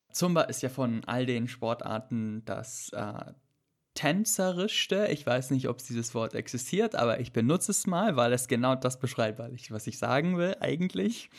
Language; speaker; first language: German; native; German